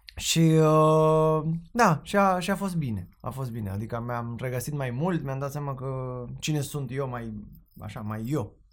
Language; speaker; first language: Romanian; non-native, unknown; Spanish